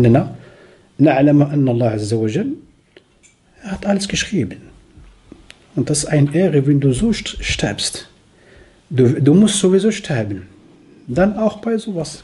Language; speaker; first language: German; non-native, fluent; Arabic